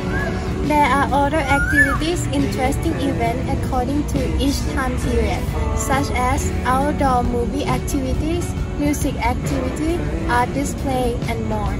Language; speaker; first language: English; non-native, learner; Thai